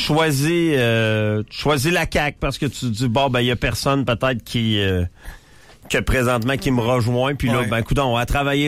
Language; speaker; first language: French; native; French